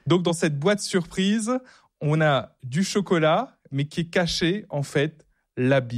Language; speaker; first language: French; native; French